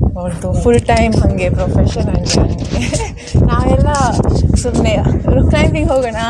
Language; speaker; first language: Kannada; early bilingual, heritage; Kannada